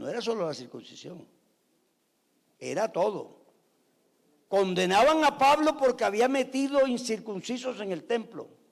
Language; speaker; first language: Spanish; native; Spanish